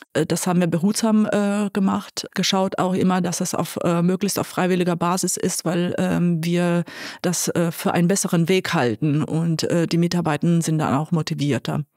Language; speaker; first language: German; non-native, fluent; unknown